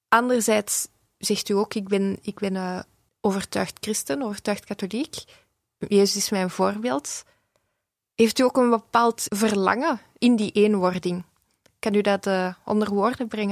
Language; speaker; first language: Dutch; native; Dutch